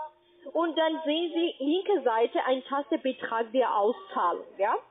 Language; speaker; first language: German; non-native, learner; Spanish